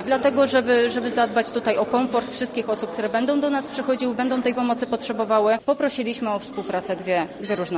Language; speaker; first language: Polish; native; Polish